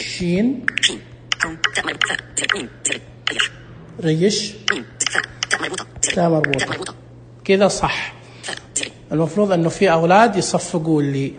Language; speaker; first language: Arabic; native; Arabic